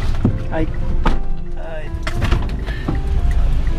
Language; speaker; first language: Japanese; non-native, learner; Indonesian